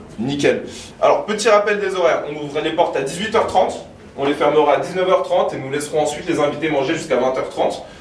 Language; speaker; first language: French; native; French